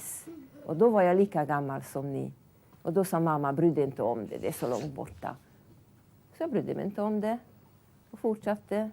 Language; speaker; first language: Swedish; non-native, fluent; Hungarian